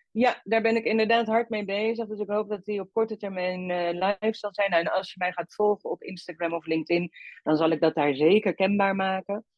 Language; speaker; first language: Dutch; native; Dutch